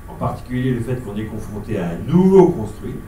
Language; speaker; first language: French; native; French